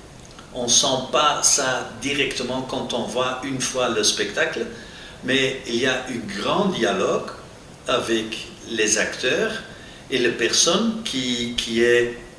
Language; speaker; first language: French; non-native, local second language; Dutch